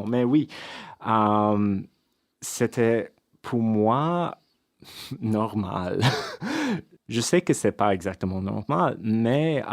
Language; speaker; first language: French; non-native, fluent; English